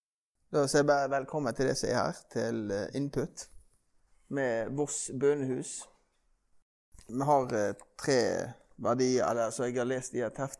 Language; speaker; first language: Norwegian; native; Norwegian